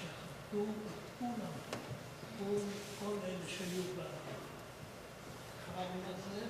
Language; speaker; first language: Hebrew; non-native, fluent; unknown